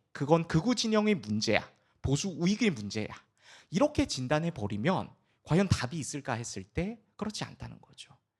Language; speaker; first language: Korean; early bilingual, heritage; Korean